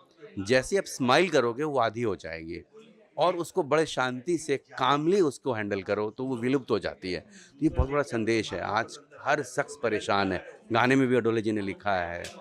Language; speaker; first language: Hindi; native; Hindi